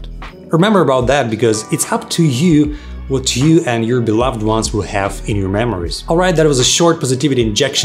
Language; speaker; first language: English; non-native, fluent; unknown